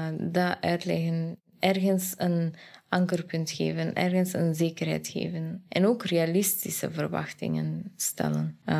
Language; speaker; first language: Dutch; non-native, fluent; Persian